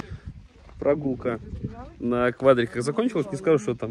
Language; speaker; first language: Russian; native; Russian